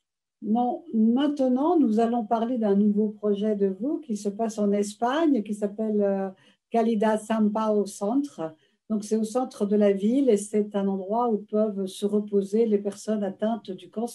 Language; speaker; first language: French; native; French